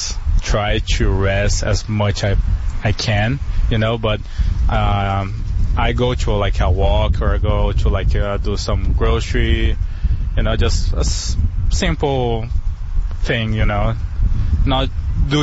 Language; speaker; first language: English; non-native, fluent; Portuguese